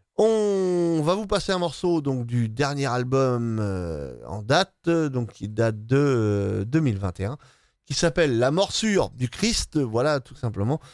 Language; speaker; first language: French; native; French